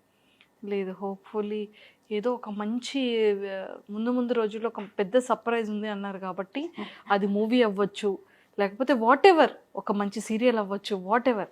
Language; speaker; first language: Telugu; native; Telugu